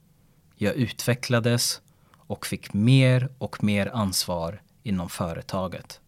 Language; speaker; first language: Swedish; early bilingual, other home language; Lingala